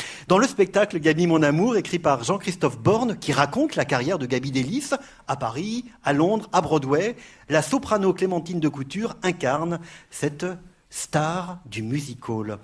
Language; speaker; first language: French; native; French